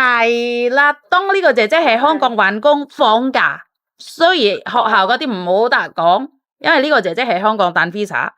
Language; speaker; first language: Cantonese; non-native, fluent; Indonesian